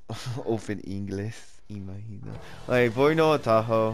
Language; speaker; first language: Spanish; non-native, learner; English